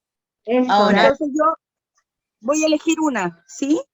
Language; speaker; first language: Spanish; native; Spanish